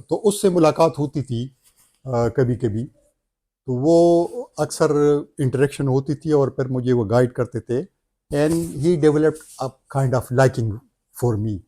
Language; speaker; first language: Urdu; non-native, local second language; Pashto